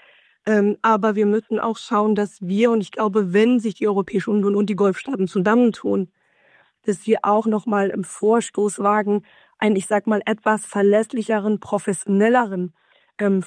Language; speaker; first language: German; native; German